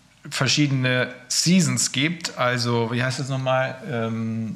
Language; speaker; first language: German; native; German